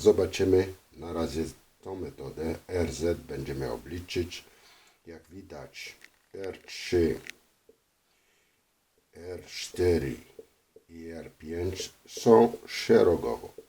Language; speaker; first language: Polish; non-native, fluent; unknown